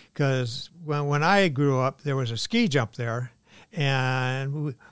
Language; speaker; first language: English; native; English